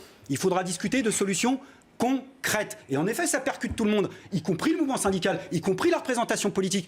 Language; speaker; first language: French; native; French